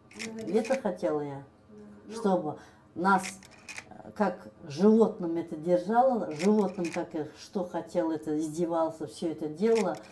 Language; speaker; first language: Russian; non-native, local second language; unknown